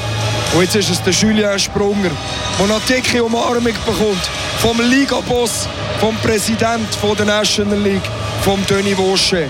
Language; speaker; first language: German; native; German